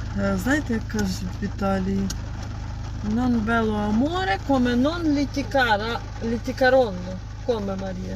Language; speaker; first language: Ukrainian; native; Ukrainian